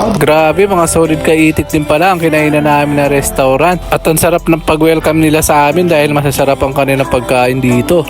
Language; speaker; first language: Filipino; non-native, local second language; Waray